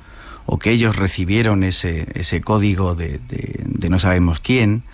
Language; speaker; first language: Spanish; native; Spanish